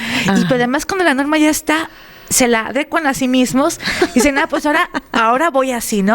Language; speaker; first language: Spanish; native; Spanish